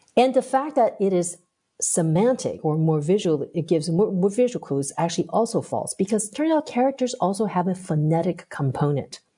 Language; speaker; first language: English; early bilingual, other home language; Chinese